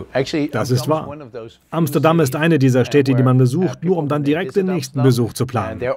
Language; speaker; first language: German; native; German